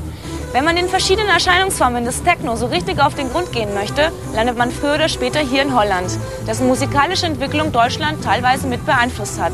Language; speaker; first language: German; native; German